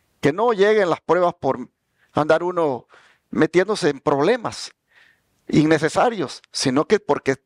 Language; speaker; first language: Spanish; native; Spanish